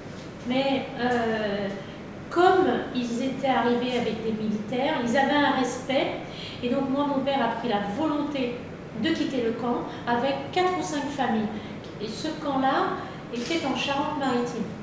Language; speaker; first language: French; early bilingual, other home language; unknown